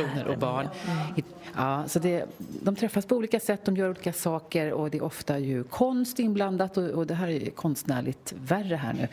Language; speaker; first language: Swedish; native; Swedish